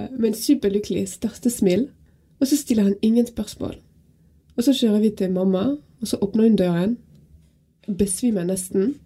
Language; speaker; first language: Norwegian; non-native, fluent; French